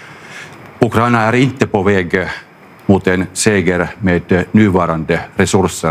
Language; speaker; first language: Swedish; non-native, local second language; Finnish